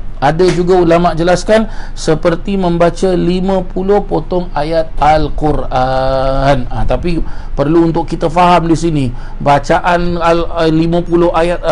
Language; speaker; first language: Malay; native; Malay